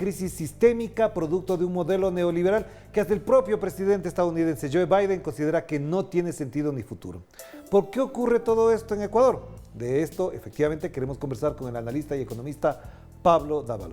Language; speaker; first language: Spanish; native; Spanish